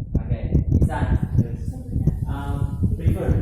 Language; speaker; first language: English; non-native, learner; Indonesian